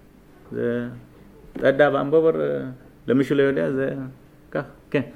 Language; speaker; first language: Hebrew; non-native, fluent; Amharic